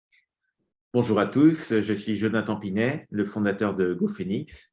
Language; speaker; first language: French; native; French